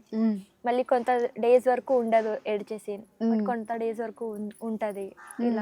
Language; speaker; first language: Telugu; non-native, learner; Kannada